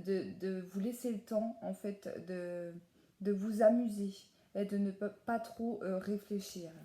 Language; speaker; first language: French; native; French